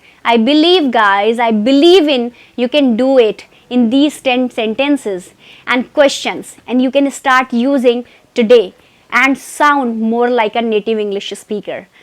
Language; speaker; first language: English; non-native, fluent; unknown